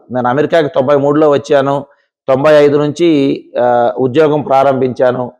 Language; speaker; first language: Telugu; native; Telugu